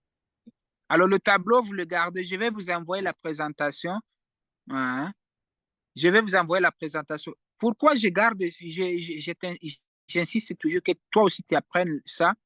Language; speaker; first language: French; non-native, fluent; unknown